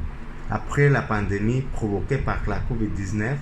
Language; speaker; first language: French; non-native, learner; Spanish